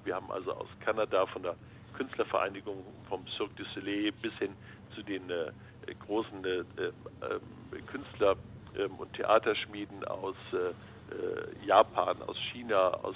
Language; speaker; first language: German; native; German